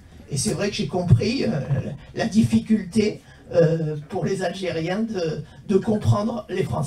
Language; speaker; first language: French; native; French